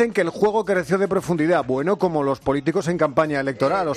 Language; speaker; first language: Spanish; native; Spanish